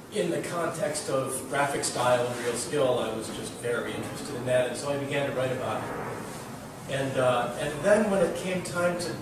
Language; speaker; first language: English; native; English